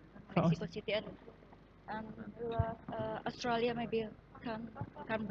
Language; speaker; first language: English; non-native, learner; Indonesian